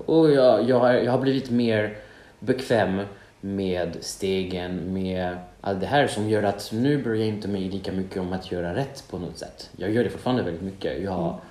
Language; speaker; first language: Swedish; non-native, fluent; French